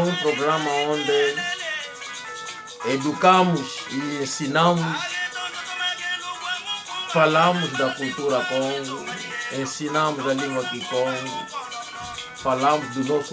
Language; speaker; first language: Portuguese; non-native, local second language; Kongo